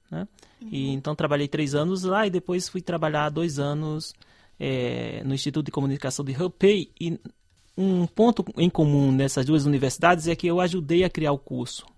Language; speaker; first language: Portuguese; native; Portuguese